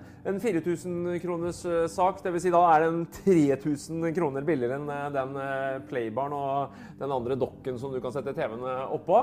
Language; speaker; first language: Norwegian; native; Norwegian